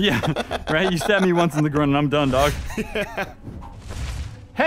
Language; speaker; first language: English; native; English